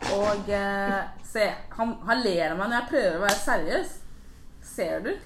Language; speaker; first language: Norwegian; early bilingual, other home language; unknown